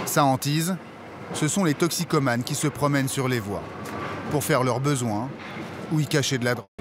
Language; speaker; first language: French; native; French